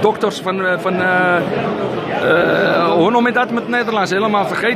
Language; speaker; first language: Dutch; non-native, learner; Arabic